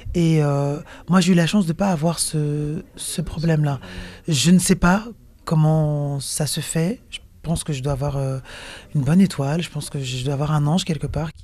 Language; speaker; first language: French; native; French